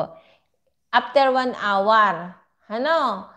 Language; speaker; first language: English; non-native, learner; Filipino